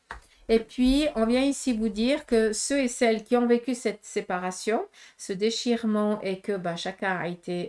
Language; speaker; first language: French; native; French